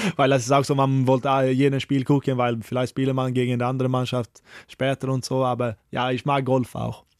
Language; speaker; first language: German; non-native, learner; Swedish